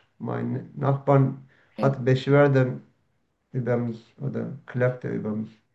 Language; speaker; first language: German; non-native, learner; Turkish